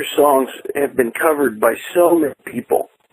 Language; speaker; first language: English; non-native, local second language; Filipino